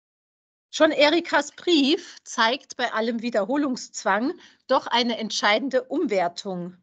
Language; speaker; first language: German; native; German